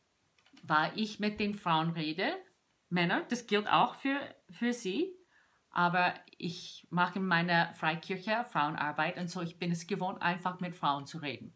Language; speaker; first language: German; non-native, fluent; English